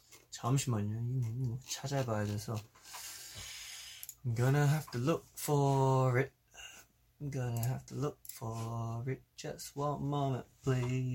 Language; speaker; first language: English; early bilingual, other home language; Korean